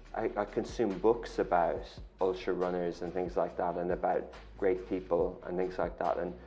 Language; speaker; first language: English; native; English